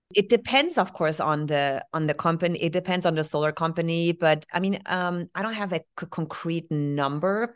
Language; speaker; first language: English; non-native, fluent; German